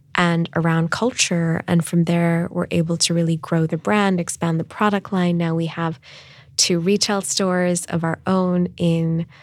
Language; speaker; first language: English; non-native, local second language; Urdu